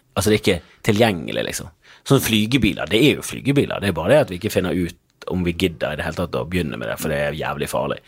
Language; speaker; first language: Norwegian; native; Norwegian